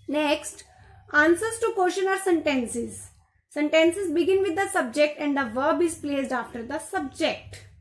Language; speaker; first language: Hindi; non-native, local second language; Gujarati